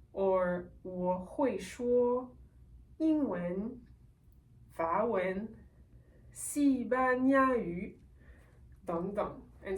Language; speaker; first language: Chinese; non-native, fluent; French